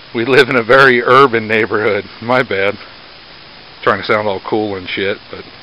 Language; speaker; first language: English; native; English